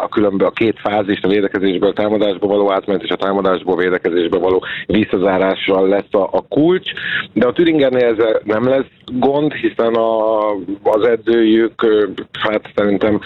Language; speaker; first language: Hungarian; native; Hungarian